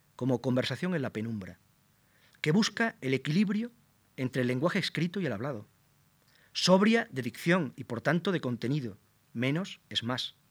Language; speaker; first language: Spanish; native; Spanish